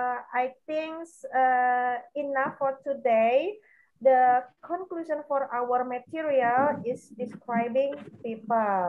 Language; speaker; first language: English; non-native, learner; Indonesian